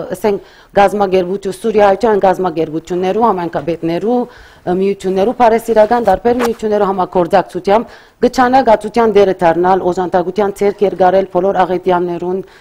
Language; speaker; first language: Armenian; early bilingual, heritage; Armenian